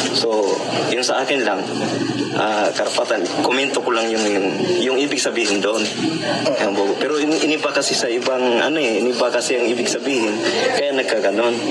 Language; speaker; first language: Filipino; non-native, local second language; Cebuano